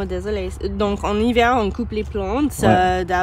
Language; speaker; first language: French; non-native, learner; English